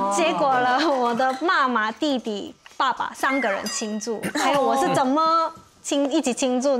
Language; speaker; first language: Chinese; non-native, fluent; Korean